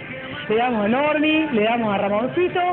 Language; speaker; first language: Spanish; native; Spanish